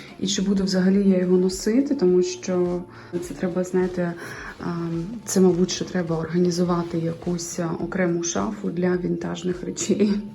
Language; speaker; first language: Ukrainian; native; Ukrainian